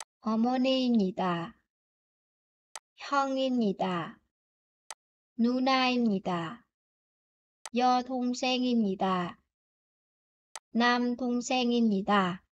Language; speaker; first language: Korean; non-native, fluent; Vietnamese